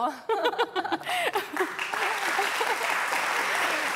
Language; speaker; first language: Italian; non-native, fluent; Spanish